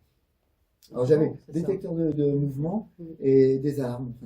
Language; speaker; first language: French; native; French